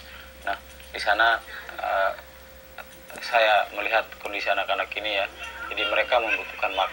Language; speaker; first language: Indonesian; native; Indonesian